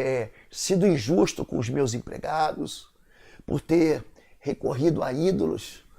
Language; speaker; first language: Portuguese; native; Portuguese